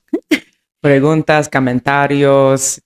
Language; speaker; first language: Spanish; non-native, learner; English